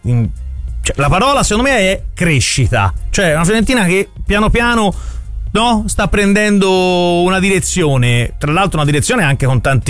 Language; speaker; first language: Italian; native; Italian